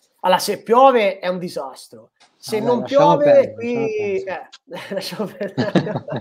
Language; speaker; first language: Italian; native; Italian